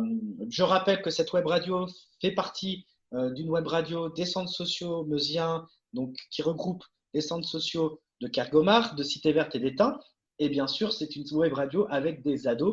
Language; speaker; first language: French; native; French